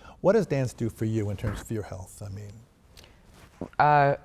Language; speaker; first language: English; native; English